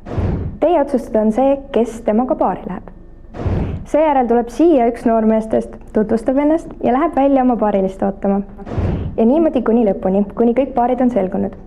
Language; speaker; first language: Estonian; native; Estonian